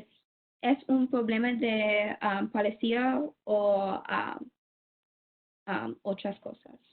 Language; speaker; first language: Spanish; non-native, learner; English